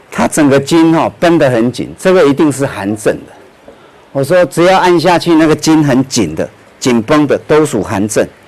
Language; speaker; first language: Chinese; native; Chinese